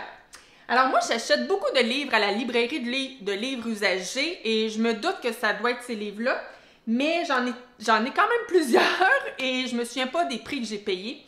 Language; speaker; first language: French; native; French